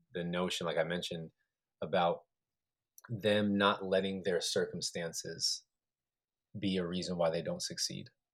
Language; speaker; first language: English; native; English